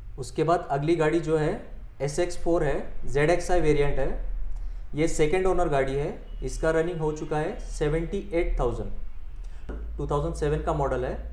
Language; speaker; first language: Hindi; non-native, local second language; Marathi